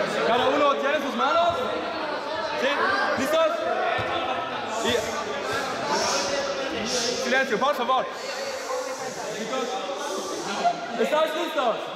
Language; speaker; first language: Spanish; non-native, learner; German